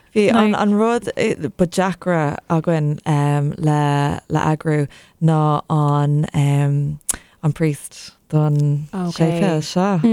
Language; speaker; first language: Irish; non-native, local second language; English